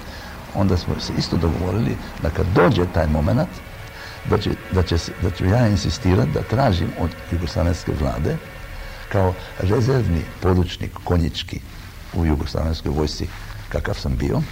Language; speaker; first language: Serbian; early bilingual, heritage; Croatian